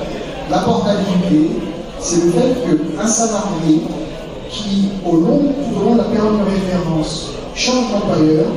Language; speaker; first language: French; native; French